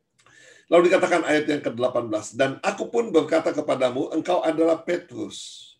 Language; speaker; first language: Indonesian; native; Indonesian